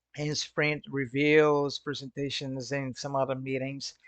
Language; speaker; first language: English; non-native, fluent; Portuguese